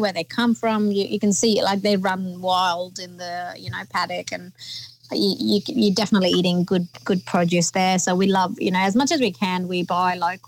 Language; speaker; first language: English; non-native, local second language; Nepali